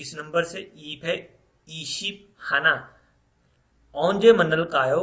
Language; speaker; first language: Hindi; non-native, local second language; Punjabi